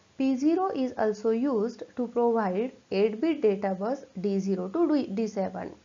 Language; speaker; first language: English; non-native, local second language; Marathi